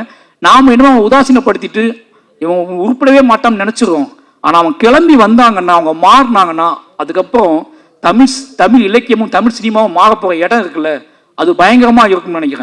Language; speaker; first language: Tamil; native; Tamil